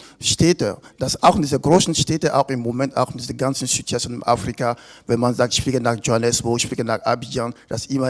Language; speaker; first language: German; non-native, fluent; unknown